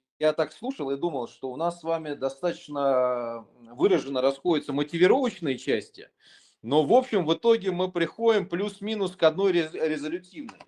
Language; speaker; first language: Russian; native; Russian